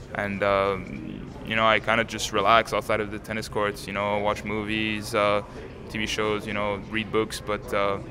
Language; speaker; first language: English; non-native, fluent; French